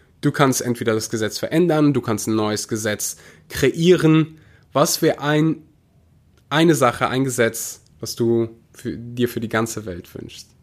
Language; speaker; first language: German; early bilingual, other home language; Russian